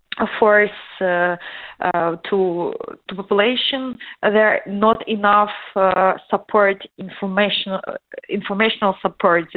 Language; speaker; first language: English; non-native, learner; Ukrainian